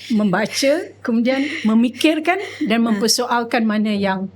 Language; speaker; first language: Malay; native; Malay